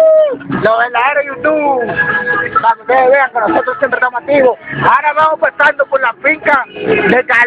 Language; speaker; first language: Spanish; native; Spanish